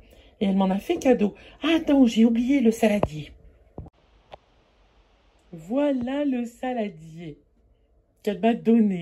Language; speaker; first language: French; native; French